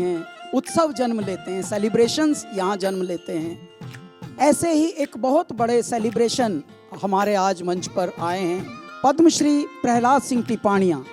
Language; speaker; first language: Hindi; native; Hindi